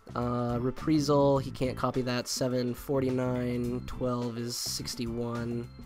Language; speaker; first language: English; native; English